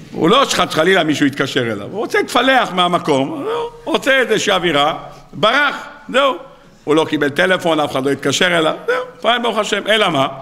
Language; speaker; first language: Hebrew; native; Hebrew